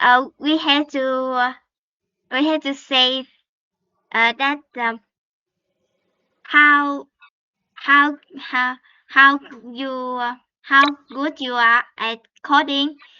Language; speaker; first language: English; non-native, learner; Vietnamese